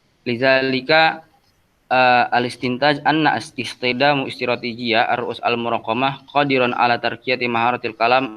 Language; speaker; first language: Arabic; non-native, learner; Indonesian